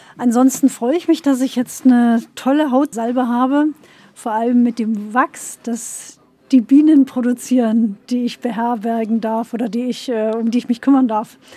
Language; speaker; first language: German; native; German